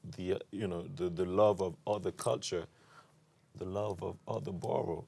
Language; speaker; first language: English; non-native, fluent; French